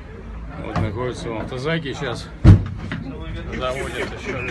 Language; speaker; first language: Russian; native; Russian